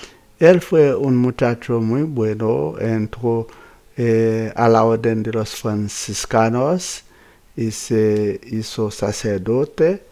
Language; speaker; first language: Spanish; non-native, fluent; Haitian Creole